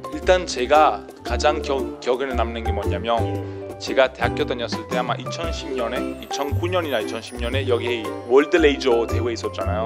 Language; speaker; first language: Korean; non-native, fluent; Italian